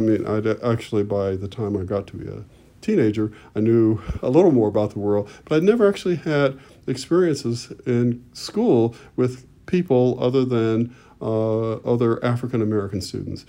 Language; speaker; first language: English; native; English